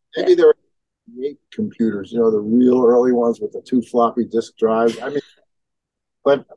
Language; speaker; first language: English; native; English